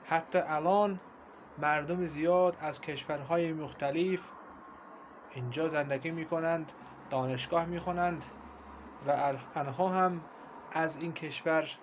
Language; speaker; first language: Persian; non-native, learner; Azerbaijani